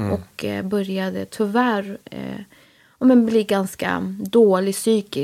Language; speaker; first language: Swedish; early bilingual, other home language; Spanish